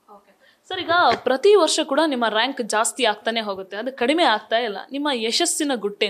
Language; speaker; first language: Kannada; native; Kannada